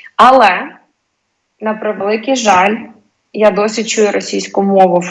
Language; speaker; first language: Ukrainian; non-native, local second language; Russian